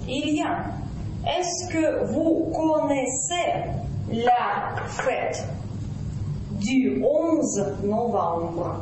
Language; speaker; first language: French; non-native, fluent; Russian